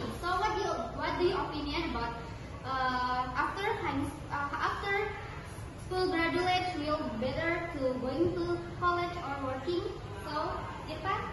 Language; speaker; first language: English; non-native, learner; Indonesian